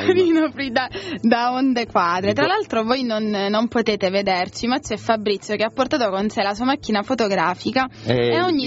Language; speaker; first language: Italian; native; Italian